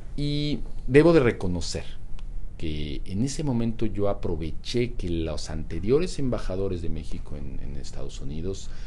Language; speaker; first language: Spanish; native; Spanish